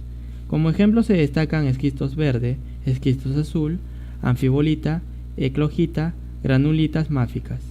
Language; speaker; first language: Spanish; native; Spanish